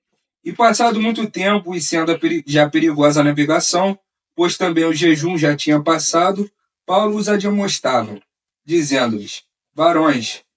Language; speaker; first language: Portuguese; native; Portuguese